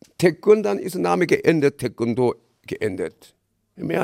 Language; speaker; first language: German; non-native, learner; Korean